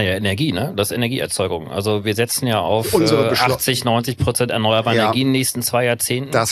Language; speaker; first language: German; native; German